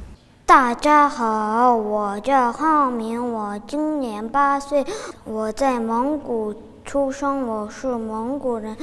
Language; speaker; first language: Chinese; non-native, learner; Mongolian